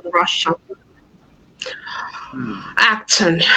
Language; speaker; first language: English; non-native, fluent; Russian